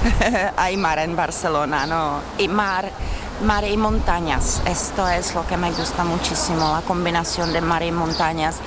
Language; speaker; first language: Spanish; non-native, learner; Czech